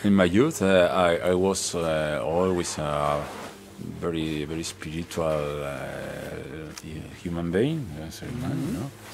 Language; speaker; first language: English; non-native, learner; Spanish